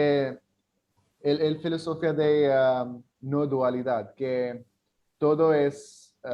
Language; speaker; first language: Spanish; non-native, learner; English